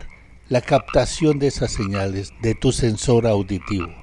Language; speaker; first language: Spanish; native; Spanish